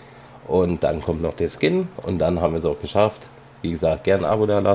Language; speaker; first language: German; native; German